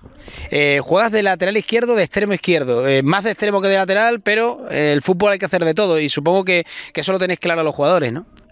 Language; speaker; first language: Spanish; native; Spanish